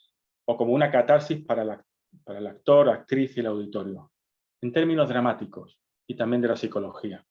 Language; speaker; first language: Spanish; native; Spanish